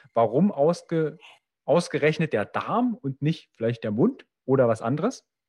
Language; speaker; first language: German; native; German